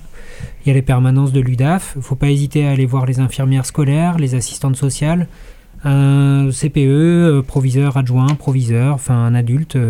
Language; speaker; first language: French; native; French